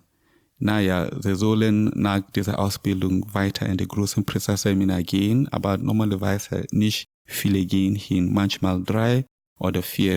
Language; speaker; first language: German; non-native, learner; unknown